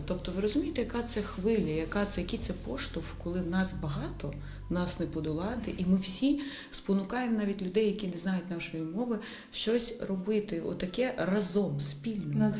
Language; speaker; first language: Ukrainian; native; Ukrainian